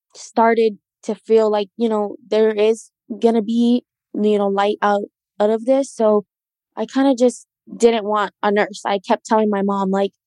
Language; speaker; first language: English; native; English